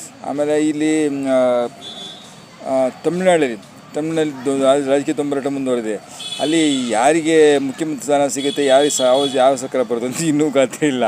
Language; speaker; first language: Kannada; native; Kannada